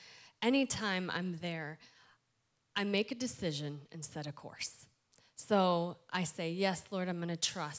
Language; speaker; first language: English; native; English